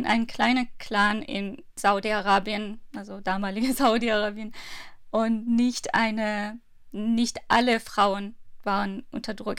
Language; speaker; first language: German; non-native, fluent; Persian